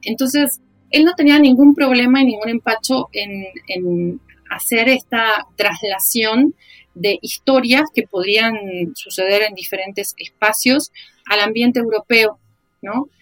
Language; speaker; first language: Spanish; native; Spanish